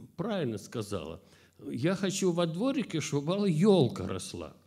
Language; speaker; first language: Russian; native; Russian